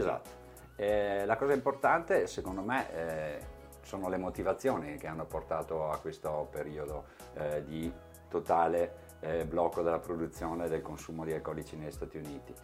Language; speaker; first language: Italian; native; Italian